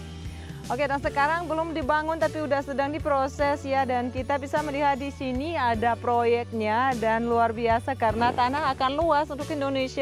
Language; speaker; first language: Indonesian; non-native, fluent; Russian